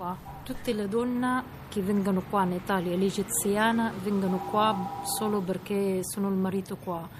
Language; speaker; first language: Italian; non-native, learner; Arabic